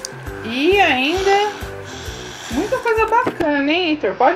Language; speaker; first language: Portuguese; native; Portuguese